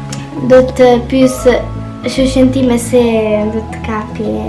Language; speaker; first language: Albanian; early bilingual, heritage; Albanian